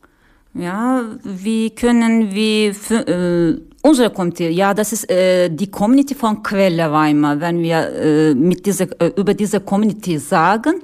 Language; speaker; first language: German; non-native, learner; Turkish